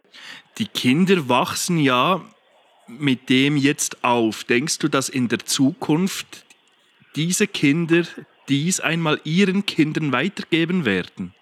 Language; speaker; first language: German; native; German